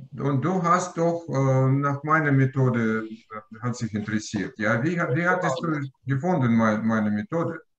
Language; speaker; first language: German; non-native, learner; Russian